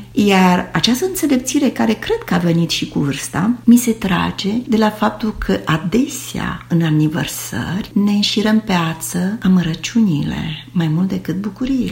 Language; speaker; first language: Romanian; native; Romanian